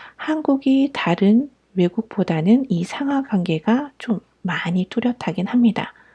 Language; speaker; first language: Korean; native; Korean